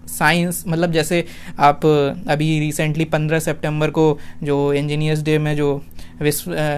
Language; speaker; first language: Hindi; native; Hindi